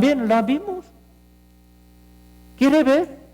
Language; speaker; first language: Spanish; non-native, fluent; Korean